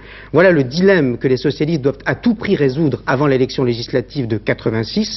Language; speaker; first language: French; native; French